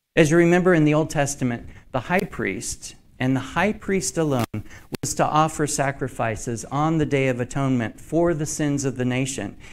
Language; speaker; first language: English; native; English